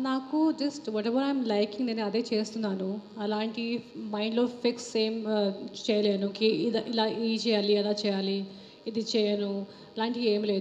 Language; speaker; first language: Telugu; non-native, local second language; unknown